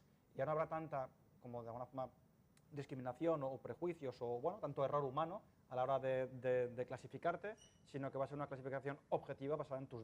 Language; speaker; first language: Spanish; native; Spanish